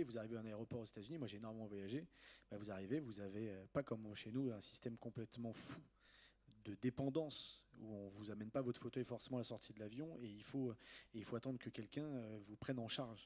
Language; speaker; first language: French; native; French